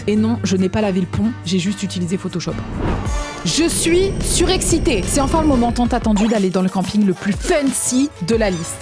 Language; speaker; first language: French; native; French